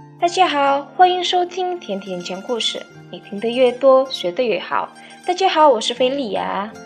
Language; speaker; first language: Chinese; non-native, fluent; Indonesian